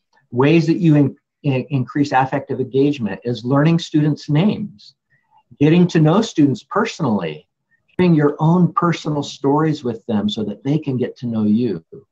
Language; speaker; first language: English; native; English